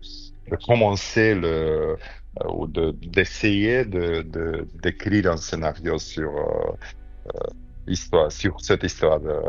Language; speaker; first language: French; non-native, fluent; Romanian